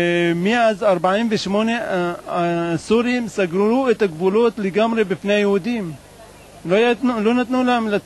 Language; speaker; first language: Hebrew; non-native, fluent; Arabic